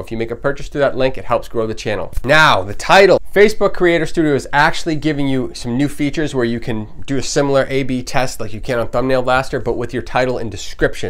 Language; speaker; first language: English; native; English